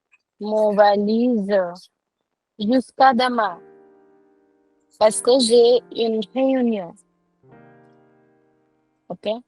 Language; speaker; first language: French; non-native, fluent; Hindi